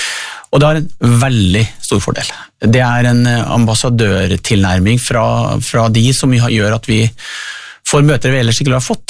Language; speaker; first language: Norwegian; native; Norwegian